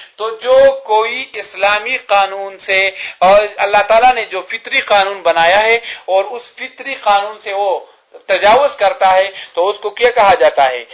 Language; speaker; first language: Urdu; non-native, local second language; Pashto